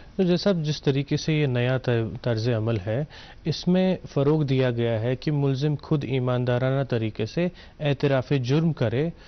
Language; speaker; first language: Urdu; non-native, local second language; Kashmiri